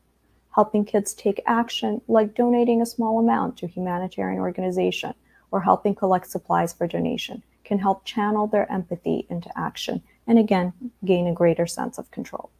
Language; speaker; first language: English; early bilingual, other home language; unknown